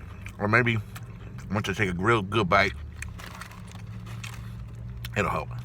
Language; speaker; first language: English; native; English